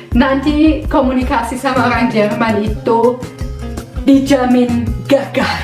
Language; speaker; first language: Indonesian; non-native, fluent; German